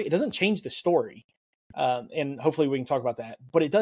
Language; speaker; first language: English; native; English